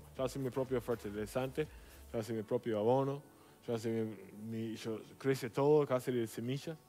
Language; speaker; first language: Spanish; non-native, learner; English